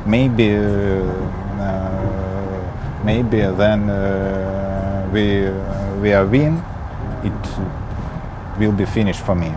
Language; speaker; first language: English; non-native, learner; Ukrainian